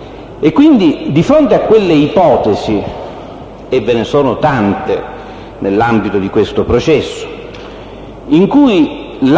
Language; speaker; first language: Italian; native; Italian